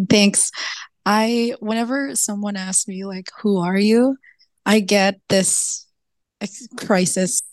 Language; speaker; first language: English; non-native, local second language; Cebuano